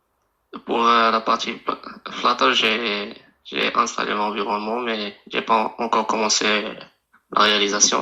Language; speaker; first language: French; non-native, local second language; Arabic